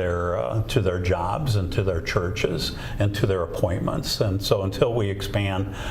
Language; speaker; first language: English; native; English